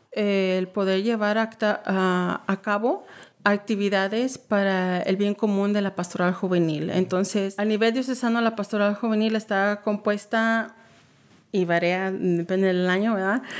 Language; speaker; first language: Spanish; early bilingual, heritage; Spanish